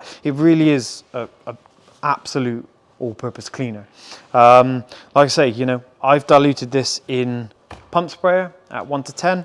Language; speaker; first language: English; native; English